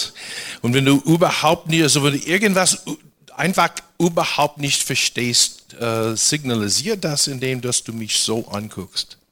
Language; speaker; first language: German; non-native, fluent; English